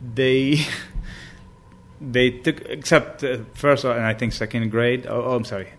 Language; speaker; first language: English; non-native, fluent; Arabic